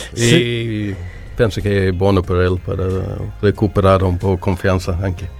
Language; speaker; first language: Italian; non-native, learner; Swedish